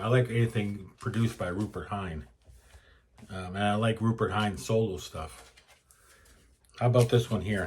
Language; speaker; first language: English; native; English